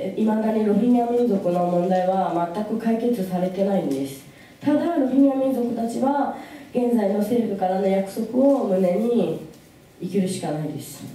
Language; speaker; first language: Japanese; early bilingual, other home language; Rohingya